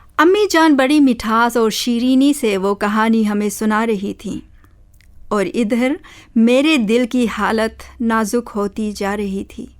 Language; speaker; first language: Urdu; non-native, local second language; Khowar